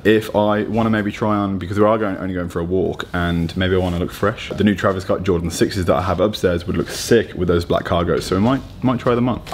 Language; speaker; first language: English; native; English